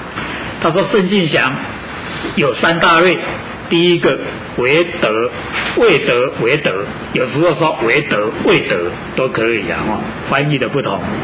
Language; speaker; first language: Chinese; native; Chinese